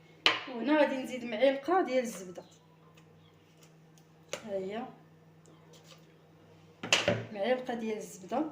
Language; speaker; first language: Arabic; native; Arabic